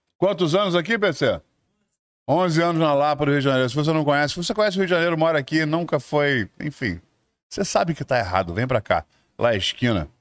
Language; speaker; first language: Portuguese; native; Portuguese